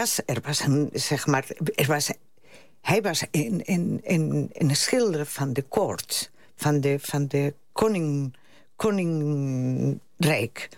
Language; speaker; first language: Dutch; non-native, fluent; Spanish